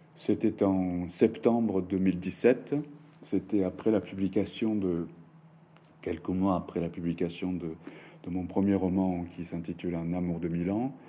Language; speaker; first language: French; non-native, fluent; Japanese